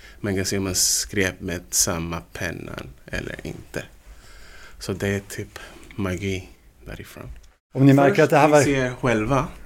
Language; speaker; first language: Swedish; non-native, fluent; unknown